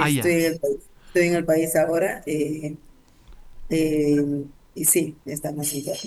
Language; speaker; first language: Spanish; native; Spanish